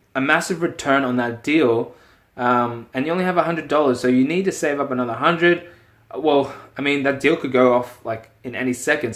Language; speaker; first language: English; native; English